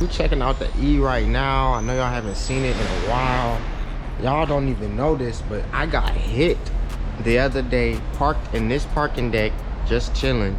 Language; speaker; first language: English; native; English